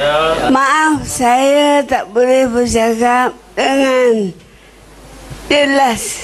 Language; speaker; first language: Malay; non-native, local second language; Chinese